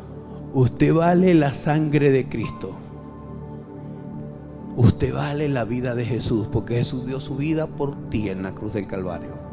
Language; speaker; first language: Spanish; native; Spanish